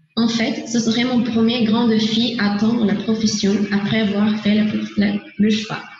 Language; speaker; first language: French; non-native, learner; Portuguese